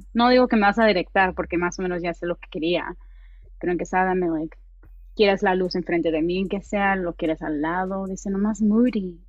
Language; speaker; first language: Spanish; early bilingual, heritage; Spanish